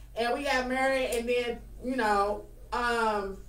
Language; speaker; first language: English; native; English